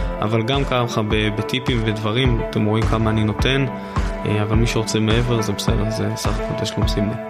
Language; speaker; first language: Hebrew; native; Hebrew